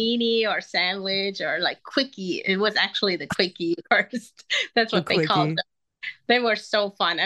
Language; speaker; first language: English; non-native, fluent; Spanish